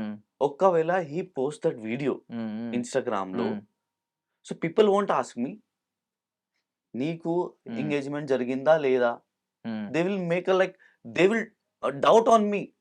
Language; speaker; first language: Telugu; non-native, local second language; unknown